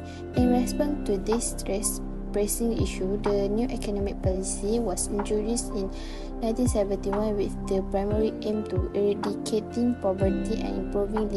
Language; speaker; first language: English; non-native, local second language; Malay